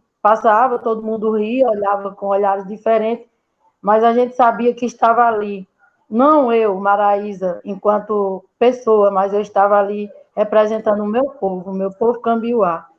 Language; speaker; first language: Portuguese; native; Portuguese